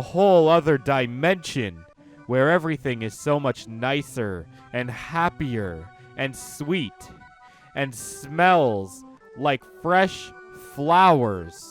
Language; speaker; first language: English; native; English